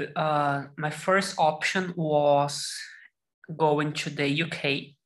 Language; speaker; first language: English; non-native, learner; Portuguese